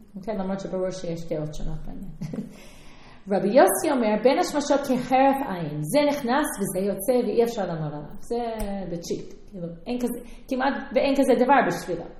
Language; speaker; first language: Hebrew; non-native, fluent; English